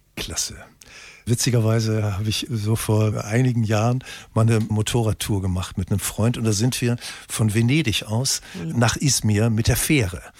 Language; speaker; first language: German; native; German